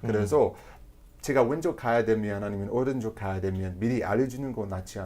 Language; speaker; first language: Korean; non-native, fluent; English